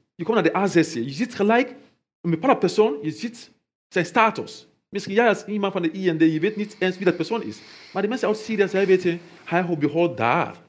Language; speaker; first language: Dutch; non-native, fluent; Mandingo